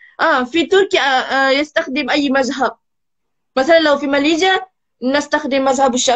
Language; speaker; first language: Arabic; non-native, learner; Malay